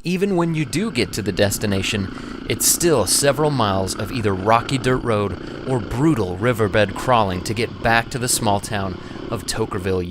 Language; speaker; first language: English; native; English